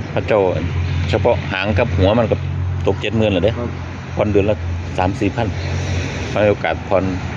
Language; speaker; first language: Thai; non-native, local second language; Northeastern Thai